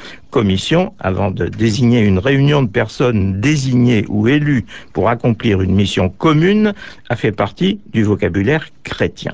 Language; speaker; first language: French; native; French